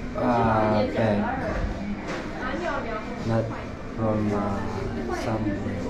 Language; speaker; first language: English; non-native, local second language; Filipino